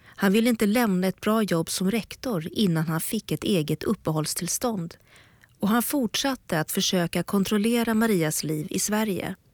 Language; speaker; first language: Swedish; native; Swedish